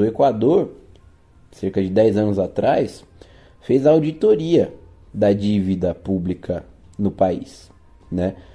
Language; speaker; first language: Portuguese; native; Portuguese